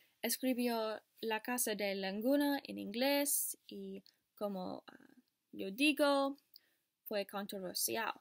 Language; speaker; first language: Spanish; non-native, learner; English